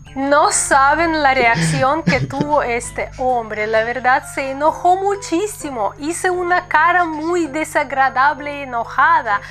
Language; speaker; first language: Spanish; non-native, fluent; Russian